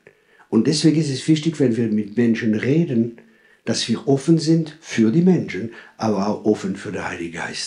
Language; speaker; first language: German; non-native, fluent; French